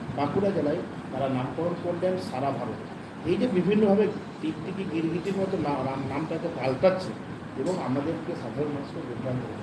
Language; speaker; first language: Bangla; non-native, local second language; Santali